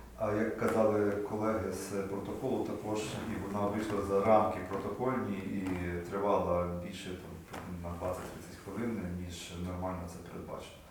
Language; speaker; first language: Ukrainian; native; Ukrainian